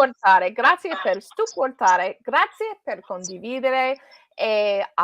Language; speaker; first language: Italian; non-native, learner; English